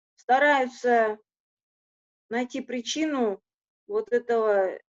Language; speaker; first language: Russian; non-native, local second language; Kazakh